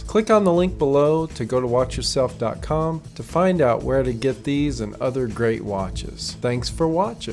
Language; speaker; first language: English; native; English